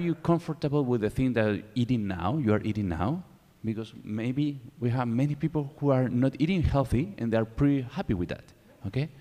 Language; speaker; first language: English; non-native, learner; Spanish